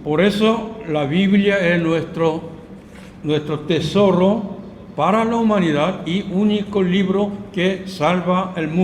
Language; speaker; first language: Spanish; non-native, fluent; Korean